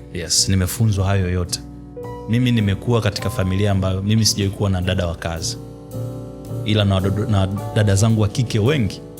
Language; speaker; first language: Swahili; native; Swahili